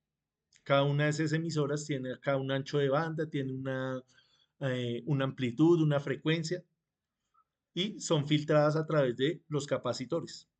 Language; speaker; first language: Spanish; native; Spanish